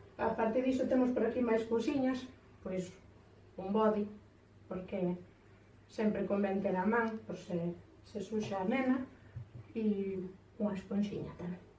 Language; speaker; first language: Galician; native; Galician